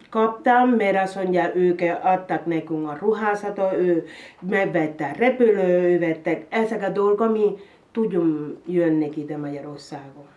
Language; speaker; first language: Hungarian; non-native, learner; Spanish